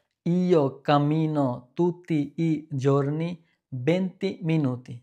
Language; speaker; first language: Italian; non-native, learner; Bangla